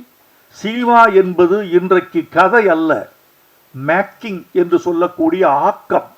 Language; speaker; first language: Tamil; native; Tamil